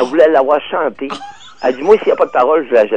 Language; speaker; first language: French; native; French